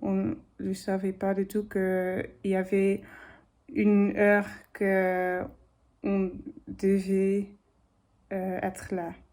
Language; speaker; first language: French; non-native, fluent; English